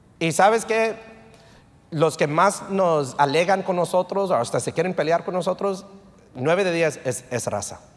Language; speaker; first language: Spanish; early bilingual, heritage; Spanish